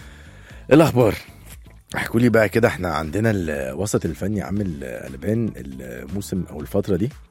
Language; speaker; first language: Arabic; native; Arabic